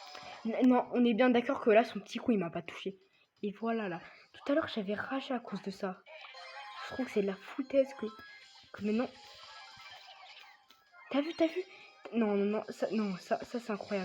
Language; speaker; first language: French; native; French